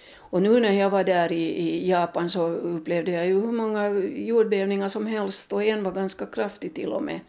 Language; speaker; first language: Swedish; native; Swedish